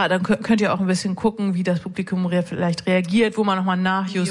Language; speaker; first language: German; native; German